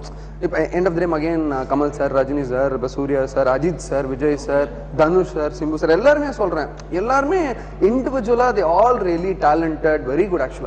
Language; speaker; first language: Tamil; native; Tamil